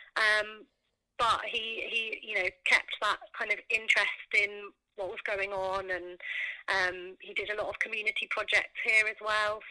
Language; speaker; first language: English; native; English